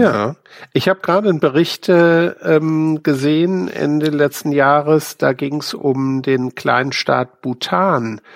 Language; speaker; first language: German; native; German